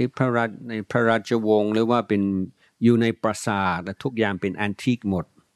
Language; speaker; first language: Thai; non-native, fluent; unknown